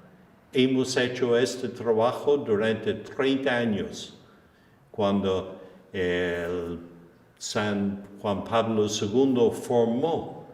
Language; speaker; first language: Spanish; non-native, fluent; English